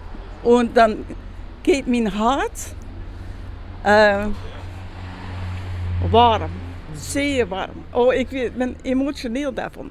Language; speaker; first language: German; non-native, learner; Dutch